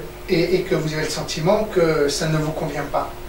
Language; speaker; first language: French; native; French